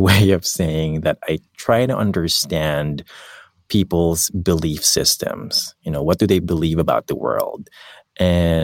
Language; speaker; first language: English; non-native, local second language; Filipino